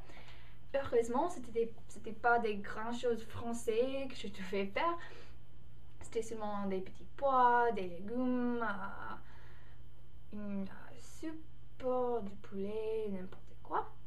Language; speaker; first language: French; non-native, learner; English